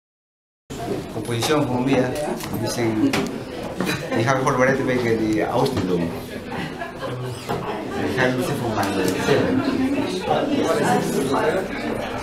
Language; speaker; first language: German; non-native, learner; Spanish